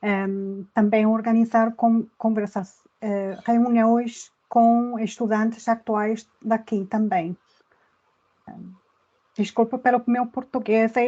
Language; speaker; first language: Portuguese; non-native, learner; English